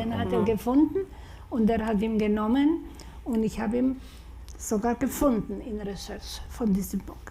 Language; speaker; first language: German; non-native, fluent; Slovak